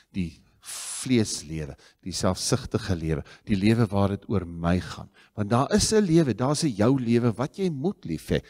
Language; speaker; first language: Afrikaans; native; Afrikaans